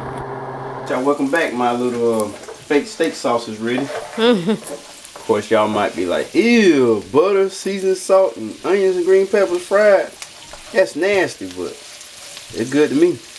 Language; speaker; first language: English; native; English